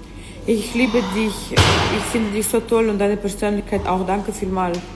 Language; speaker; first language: German; early bilingual, other home language; Russian